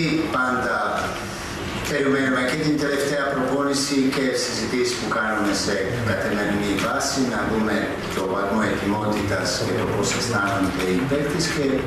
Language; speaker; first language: Greek; non-native, fluent; Serbian